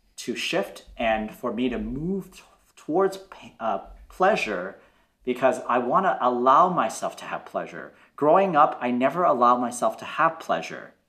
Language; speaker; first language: English; native; English